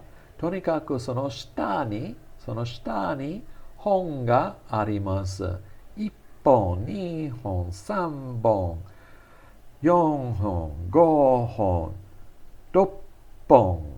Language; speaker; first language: Japanese; non-native, fluent; English